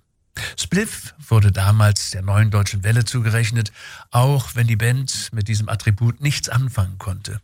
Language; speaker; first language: German; native; German